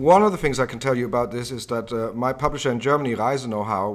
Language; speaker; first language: English; non-native, fluent; German